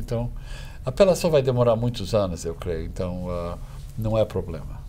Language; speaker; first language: Portuguese; non-native, fluent; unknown